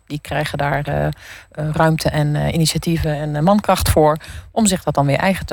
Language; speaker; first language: Dutch; native; Dutch